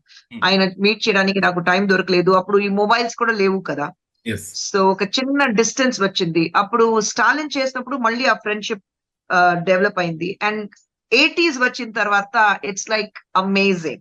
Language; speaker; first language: Telugu; non-native, fluent; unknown